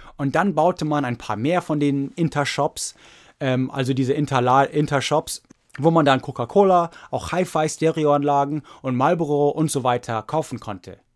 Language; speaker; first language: German; non-native, fluent; English